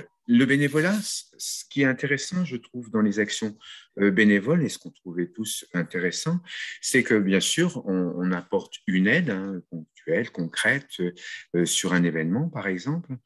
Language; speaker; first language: French; native; French